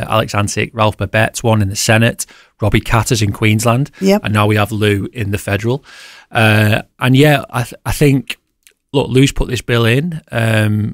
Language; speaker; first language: English; native; English